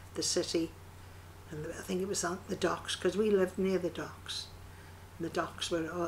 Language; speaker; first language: English; native; English